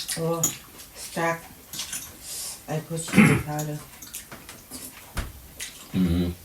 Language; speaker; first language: Swedish; non-native, learner; Thai